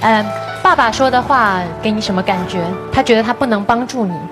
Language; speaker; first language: Chinese; native; Chinese